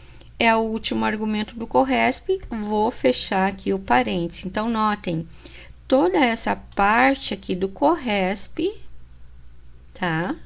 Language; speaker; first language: Portuguese; native; Portuguese